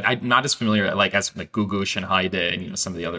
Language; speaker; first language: English; non-native, fluent; Persian